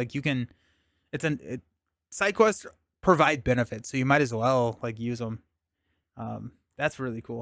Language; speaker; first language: English; native; English